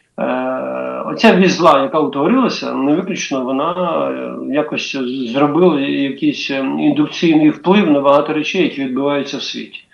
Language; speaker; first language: Ukrainian; native; Ukrainian